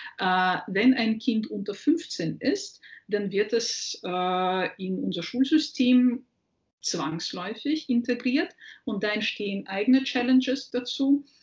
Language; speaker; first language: German; early bilingual, other home language; Russian